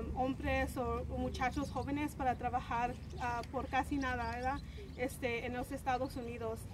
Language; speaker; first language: Spanish; early bilingual, other home language; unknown